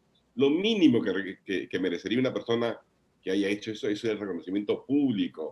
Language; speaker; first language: Spanish; native; Spanish